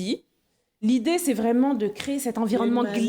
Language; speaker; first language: French; non-native, local second language; Haitian Creole